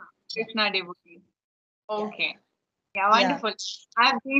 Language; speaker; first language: English; non-native, local second language; Hindi